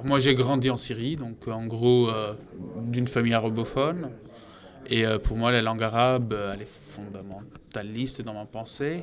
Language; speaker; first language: French; non-native, fluent; Arabic